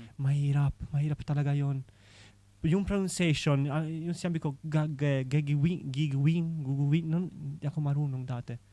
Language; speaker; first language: Filipino; non-native, learner; Italian